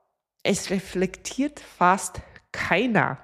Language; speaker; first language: German; non-native, fluent; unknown